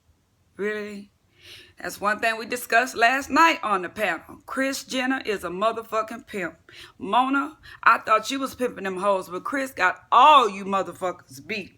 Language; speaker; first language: English; native; English